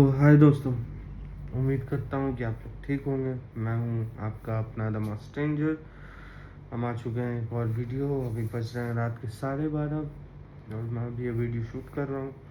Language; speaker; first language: Hindi; non-native, local second language; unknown